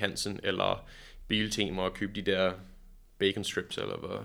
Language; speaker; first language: Danish; non-native, fluent; English